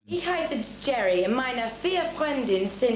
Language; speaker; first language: German; non-native, learner; English